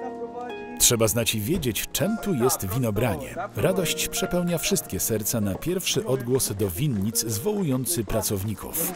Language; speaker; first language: Polish; native; Polish